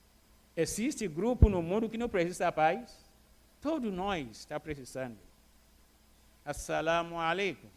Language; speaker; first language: Portuguese; non-native, fluent; Arabic